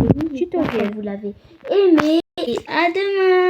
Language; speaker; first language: French; native; French